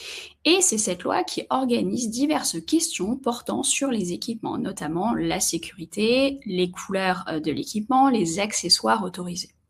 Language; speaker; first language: French; native; French